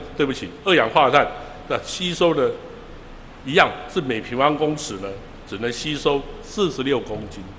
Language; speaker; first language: Chinese; native; Chinese